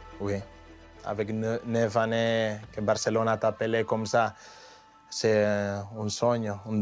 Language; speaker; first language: French; non-native, fluent; Spanish